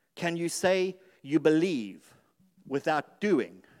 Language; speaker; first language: English; native; English